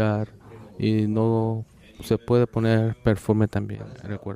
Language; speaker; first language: Spanish; non-native, learner; Korean